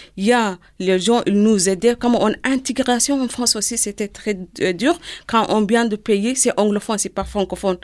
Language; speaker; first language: French; non-native, learner; Arabic